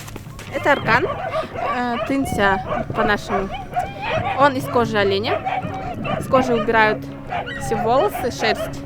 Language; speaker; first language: Russian; non-native, local second language; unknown